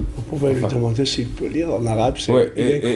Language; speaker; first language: French; non-native, local second language; Arabic